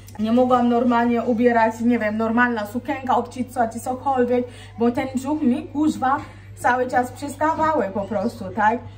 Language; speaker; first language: Polish; non-native, fluent; Swahili